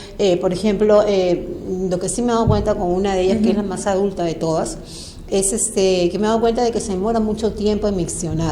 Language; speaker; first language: Spanish; native; Spanish